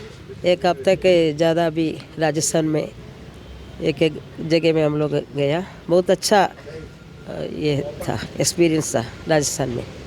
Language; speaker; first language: Hindi; non-native, local second language; Malayalam